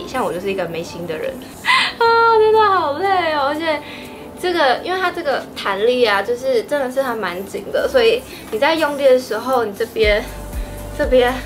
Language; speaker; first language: Chinese; native; Chinese